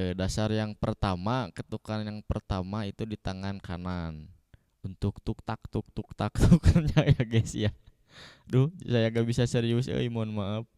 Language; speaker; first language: Indonesian; non-native, local second language; Sundanese